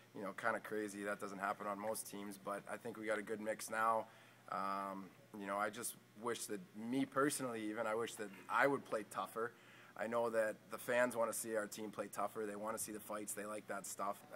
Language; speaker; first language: English; native; English